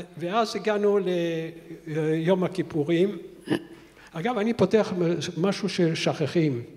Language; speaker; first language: Hebrew; non-native, fluent; French